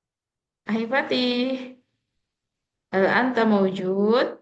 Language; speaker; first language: Arabic; non-native, learner; Indonesian